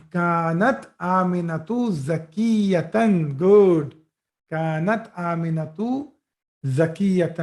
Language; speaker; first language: Arabic; non-native, fluent; Urdu